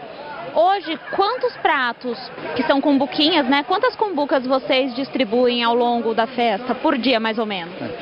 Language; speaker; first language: Portuguese; native; Portuguese